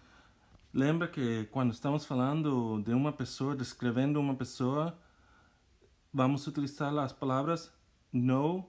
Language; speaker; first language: Portuguese; non-native, fluent; Spanish